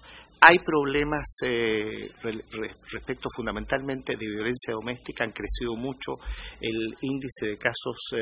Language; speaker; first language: Spanish; native; Spanish